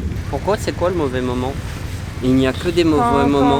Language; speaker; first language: French; native; French